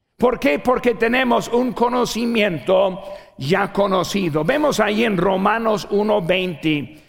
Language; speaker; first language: Spanish; non-native, fluent; English